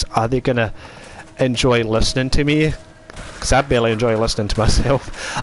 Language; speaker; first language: English; native; English